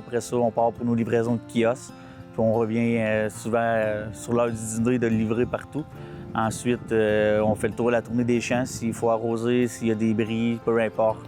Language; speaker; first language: French; native; French